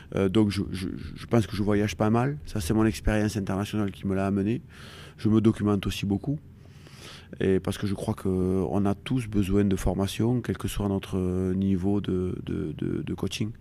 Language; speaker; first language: French; native; French